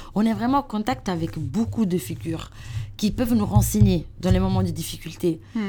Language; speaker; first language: French; non-native, learner; Italian